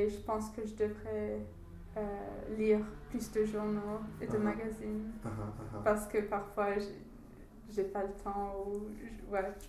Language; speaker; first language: French; non-native, learner; English